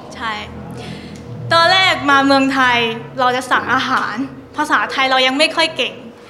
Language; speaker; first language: Thai; non-native, fluent; Chinese